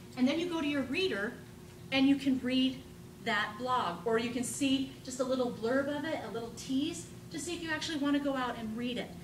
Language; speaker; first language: English; native; English